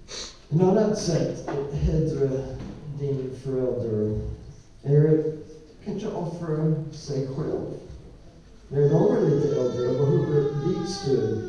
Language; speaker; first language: Swedish; non-native, learner; English